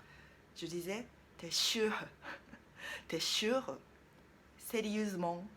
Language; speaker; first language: French; non-native, learner; Japanese